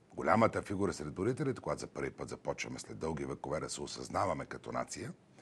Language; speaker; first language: Bulgarian; native; Bulgarian